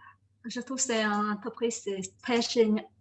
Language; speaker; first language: French; non-native, learner; Vietnamese